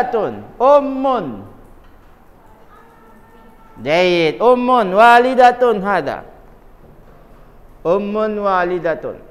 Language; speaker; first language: Arabic; non-native, fluent; Indonesian